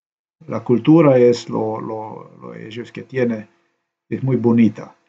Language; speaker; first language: Spanish; non-native, learner; Slovenian